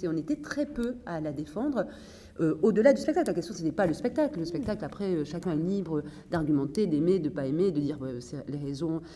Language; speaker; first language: French; native; French